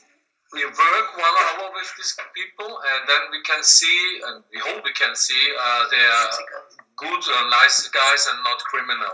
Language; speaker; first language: English; non-native, learner; German